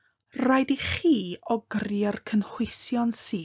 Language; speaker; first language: Welsh; non-native, fluent; English